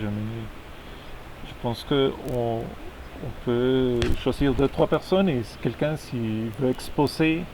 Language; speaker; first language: French; non-native, fluent; Spanish